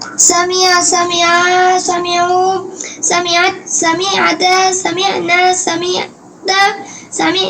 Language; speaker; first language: Arabic; non-native, learner; Bangla